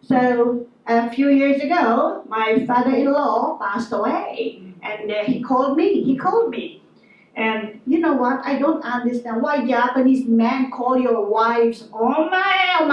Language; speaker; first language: English; non-native, local second language; Filipino